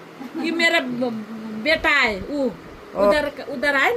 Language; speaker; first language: Hindi; non-native, learner; Nepali